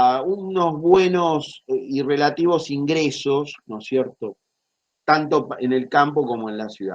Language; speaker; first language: Spanish; native; Spanish